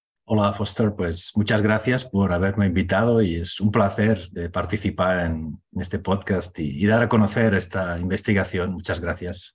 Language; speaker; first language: Spanish; non-native, local second language; Catalan